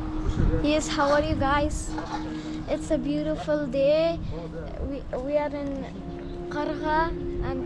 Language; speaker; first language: English; non-native, learner; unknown